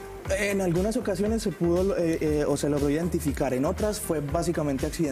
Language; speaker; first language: Spanish; native; Spanish